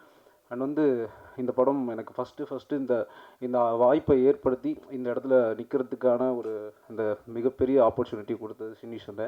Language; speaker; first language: Tamil; native; Tamil